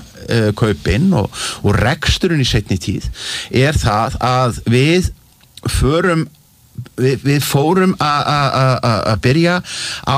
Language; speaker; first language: Icelandic; native; Icelandic